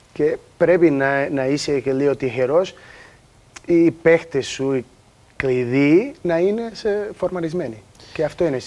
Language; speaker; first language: Greek; non-native, learner; Portuguese